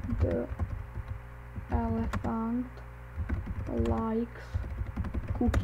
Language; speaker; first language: English; non-native, learner; Czech